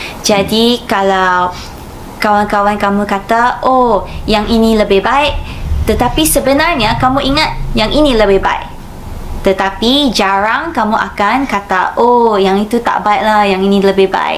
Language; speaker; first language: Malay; non-native, fluent; Japanese